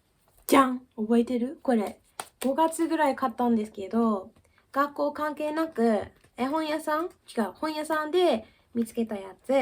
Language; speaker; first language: Japanese; early bilingual, heritage; Japanese